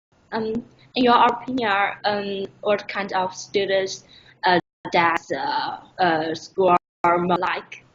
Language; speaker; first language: English; non-native, learner; Chinese